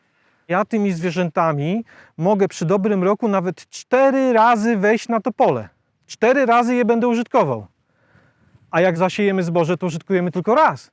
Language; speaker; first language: Polish; native; Polish